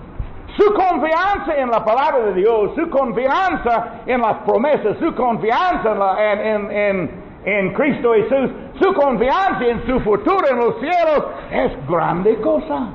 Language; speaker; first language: Spanish; non-native, learner; English